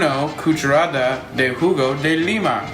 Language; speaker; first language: Spanish; non-native, learner; English